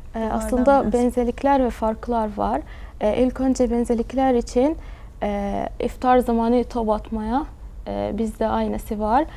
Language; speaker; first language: Turkish; early bilingual, other home language; Arabic